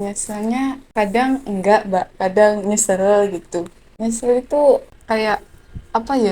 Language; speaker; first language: Indonesian; non-native, local second language; Javanese